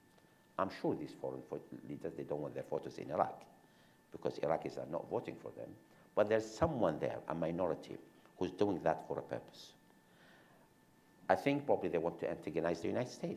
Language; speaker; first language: English; non-native, fluent; Arabic